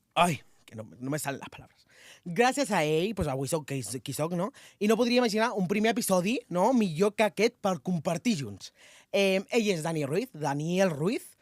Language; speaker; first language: Catalan; non-native, local second language; Spanish